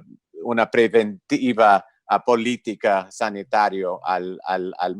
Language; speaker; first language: Spanish; non-native, fluent; English